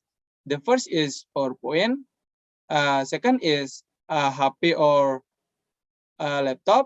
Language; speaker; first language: English; non-native, learner; Indonesian